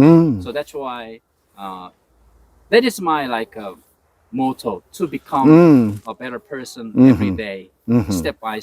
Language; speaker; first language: English; non-native, learner; Korean